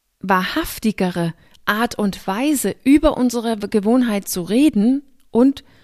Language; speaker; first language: German; non-native, fluent; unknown